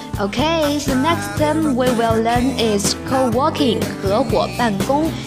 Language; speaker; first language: English; non-native, learner; Chinese